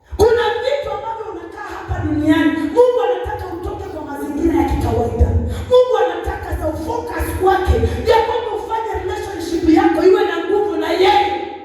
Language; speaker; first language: Swahili; non-native, local second language; Luyia